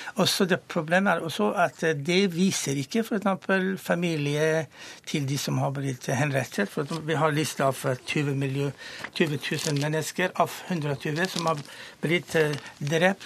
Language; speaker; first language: Norwegian; non-native, fluent; Persian